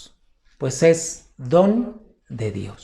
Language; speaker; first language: Spanish; native; Spanish